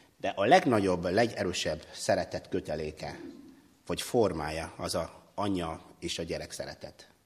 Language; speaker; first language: Hungarian; non-native, fluent; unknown